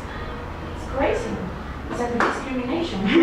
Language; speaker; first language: English; non-native, learner; Spanish